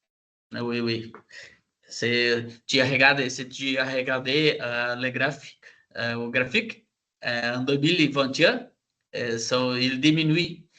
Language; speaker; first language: French; non-native, learner; Portuguese